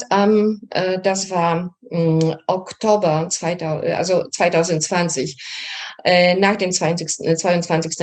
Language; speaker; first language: German; non-native, fluent; Polish